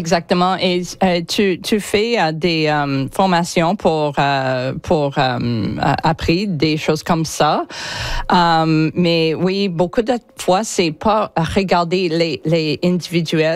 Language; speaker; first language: French; non-native, learner; English